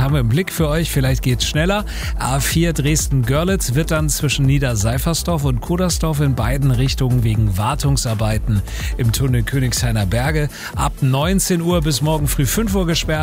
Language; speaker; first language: German; native; German